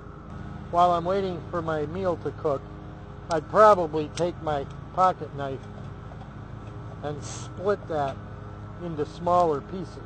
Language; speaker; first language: English; native; English